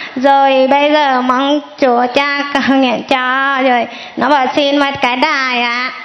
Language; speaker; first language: Vietnamese; non-native, local second language; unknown